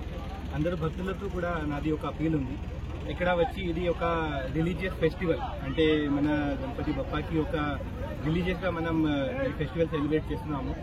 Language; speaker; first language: Telugu; non-native, fluent; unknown